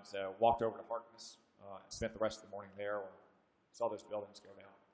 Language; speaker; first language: English; native; English